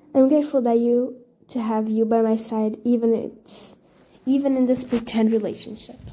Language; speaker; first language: English; non-native, fluent; Portuguese